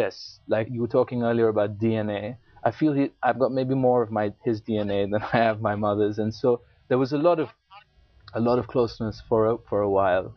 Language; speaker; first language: English; non-native, local second language; Urdu